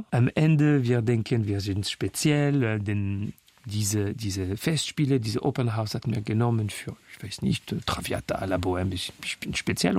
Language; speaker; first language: German; non-native, fluent; French